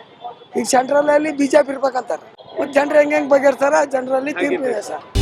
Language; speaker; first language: Kannada; native; Kannada